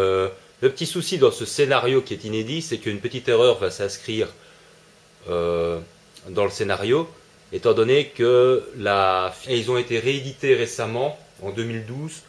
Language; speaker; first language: French; native; French